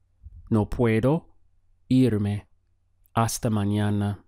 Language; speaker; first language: Spanish; non-native, fluent; English